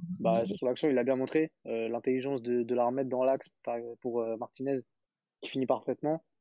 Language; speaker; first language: French; native; French